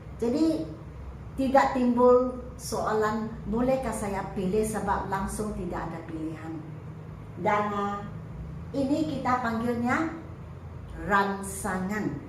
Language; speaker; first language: Malay; non-native, local second language; Chinese